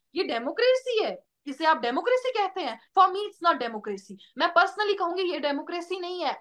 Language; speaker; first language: Hindi; non-native, local second language; Kashmiri